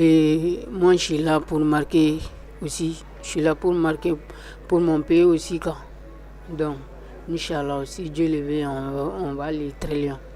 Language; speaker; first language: French; non-native, local second language; Bambara